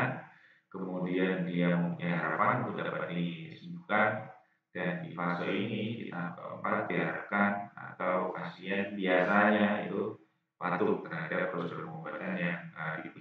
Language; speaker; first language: Indonesian; native; Indonesian